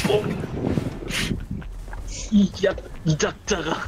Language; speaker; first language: Korean; native; Korean